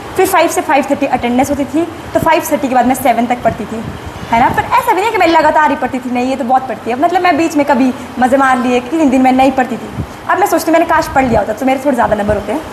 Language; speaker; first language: Hindi; native; Hindi